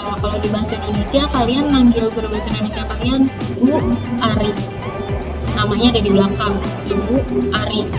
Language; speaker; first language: Indonesian; native; Indonesian